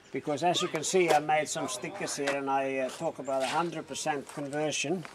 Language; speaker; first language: English; non-native, fluent; Norwegian